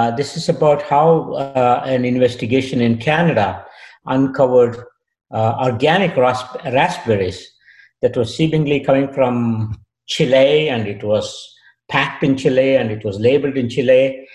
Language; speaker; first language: English; non-native, local second language; Kannada